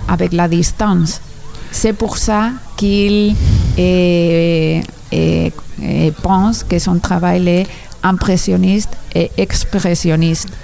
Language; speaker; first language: French; non-native, learner; Spanish